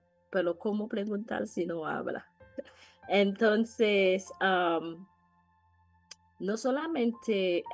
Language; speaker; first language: Spanish; non-native, learner; Haitian Creole